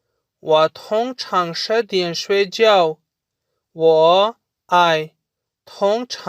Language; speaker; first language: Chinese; non-native, fluent; Urdu